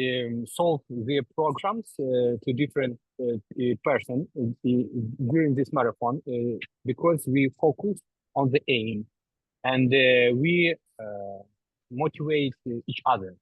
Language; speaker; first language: English; non-native, learner; Ukrainian